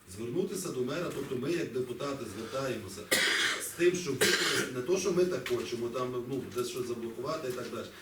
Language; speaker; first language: Ukrainian; native; Ukrainian